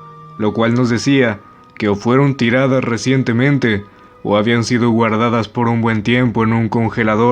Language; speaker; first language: Spanish; native; Spanish